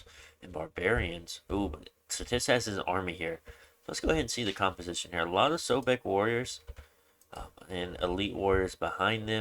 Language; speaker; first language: English; native; English